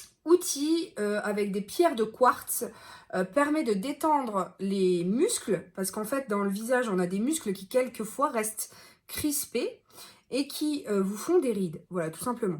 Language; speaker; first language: French; native; French